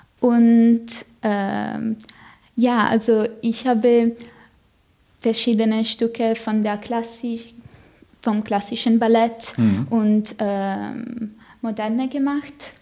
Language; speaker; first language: German; non-native, fluent; Italian